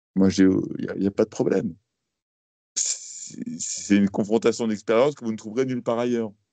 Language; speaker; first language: French; native; French